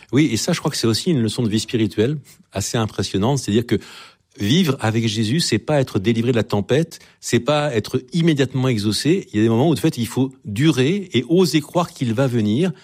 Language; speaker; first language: French; native; French